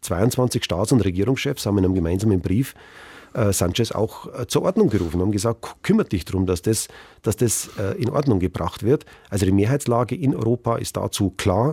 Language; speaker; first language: German; native; German